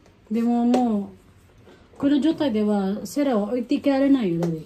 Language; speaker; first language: Japanese; non-native, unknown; Filipino